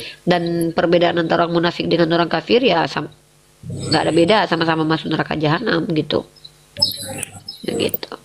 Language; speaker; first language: Indonesian; native; Indonesian